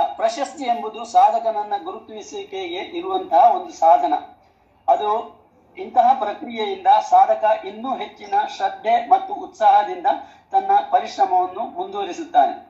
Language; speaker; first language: Kannada; non-native, local second language; Marathi